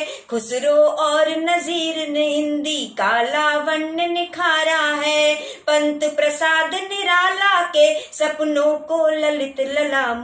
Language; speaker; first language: Hindi; native; Hindi